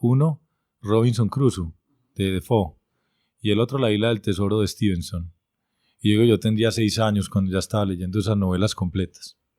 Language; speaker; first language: Spanish; native; Spanish